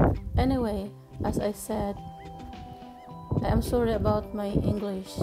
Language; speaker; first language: English; non-native, learner; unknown